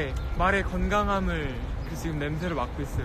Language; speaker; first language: Korean; native; Korean